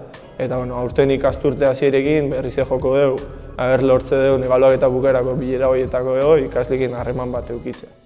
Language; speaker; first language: Basque; native; Basque